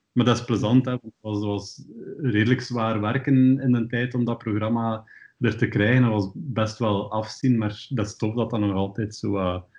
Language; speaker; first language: Dutch; native; Dutch